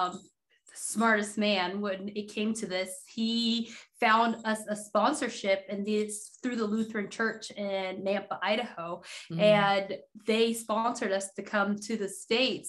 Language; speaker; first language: English; early bilingual, other home language; Haitian Creole